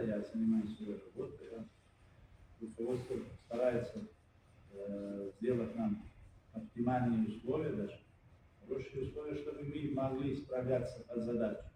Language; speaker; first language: Russian; non-native, fluent; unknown